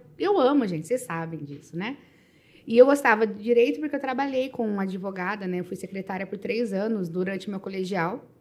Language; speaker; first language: Portuguese; native; Portuguese